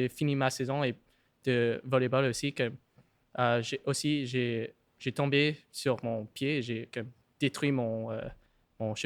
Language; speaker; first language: French; non-native, local second language; English